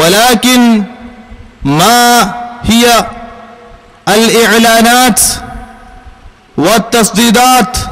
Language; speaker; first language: Arabic; non-native, fluent; Malayalam